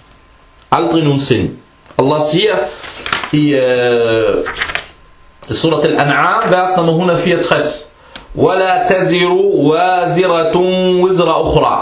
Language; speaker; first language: Danish; early bilingual, other home language; Arabic